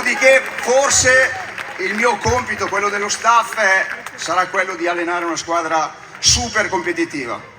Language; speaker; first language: Italian; native; Italian